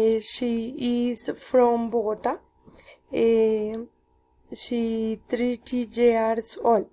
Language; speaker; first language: English; non-native, learner; Spanish